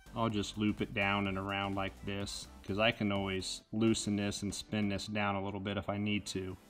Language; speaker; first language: English; native; English